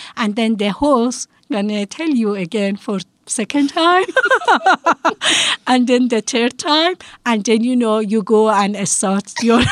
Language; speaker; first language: English; non-native, fluent; Persian